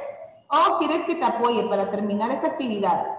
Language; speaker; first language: Spanish; native; Spanish